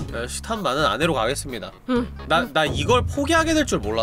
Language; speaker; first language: Korean; native; Korean